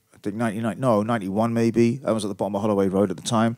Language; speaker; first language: English; native; English